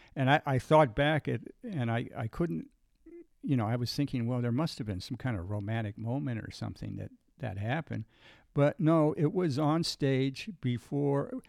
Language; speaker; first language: English; native; English